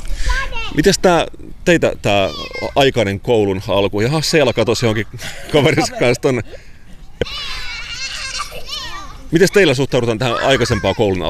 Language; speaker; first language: Finnish; native; Finnish